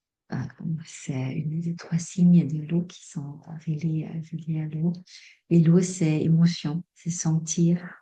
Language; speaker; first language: French; non-native, fluent; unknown